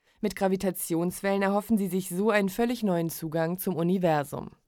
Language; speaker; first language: German; native; German